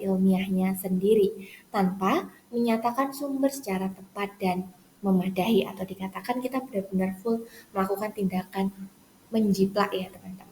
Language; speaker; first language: Indonesian; native; Indonesian